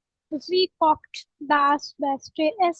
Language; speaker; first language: German; non-native, learner; Hindi